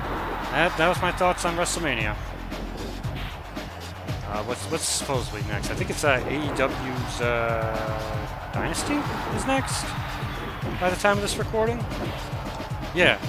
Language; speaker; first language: English; native; English